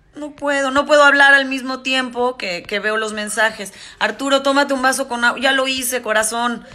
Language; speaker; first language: Spanish; native; Spanish